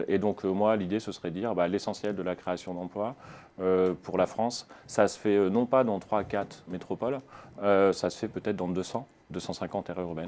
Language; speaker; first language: French; native; French